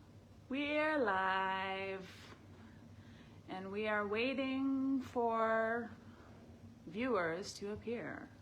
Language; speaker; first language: English; native; English